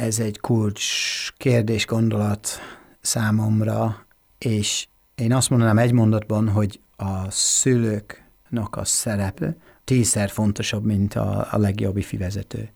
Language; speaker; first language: Hungarian; non-native, fluent; English